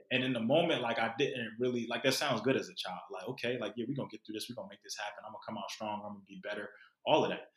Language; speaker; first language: English; native; English